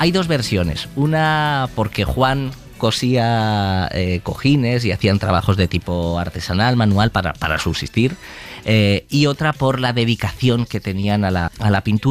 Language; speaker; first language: Spanish; native; Spanish